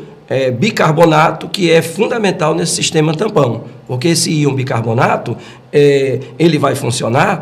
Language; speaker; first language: Portuguese; native; Portuguese